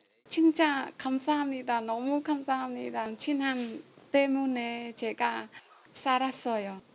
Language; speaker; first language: Korean; non-native, learner; Khmer